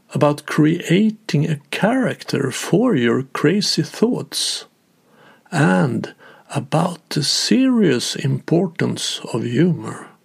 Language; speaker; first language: English; non-native, fluent; Swedish